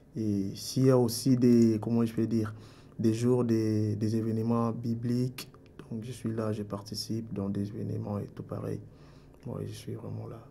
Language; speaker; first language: French; non-native, local second language; Lingala